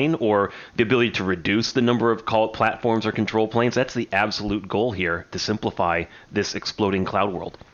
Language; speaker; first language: English; native; English